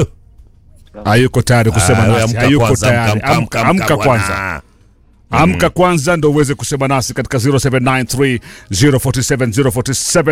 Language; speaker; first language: Swahili; native; Swahili